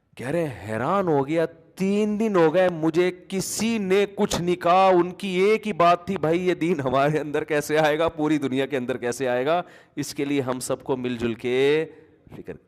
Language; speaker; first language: Urdu; native; Urdu